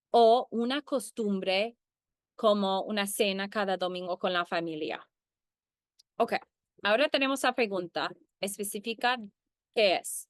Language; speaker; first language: Spanish; early bilingual, heritage; Spanish